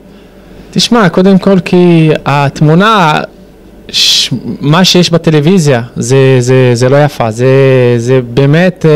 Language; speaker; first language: Hebrew; non-native, fluent; Portuguese